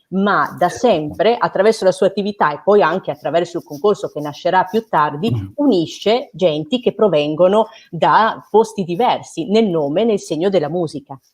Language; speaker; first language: Italian; native; Italian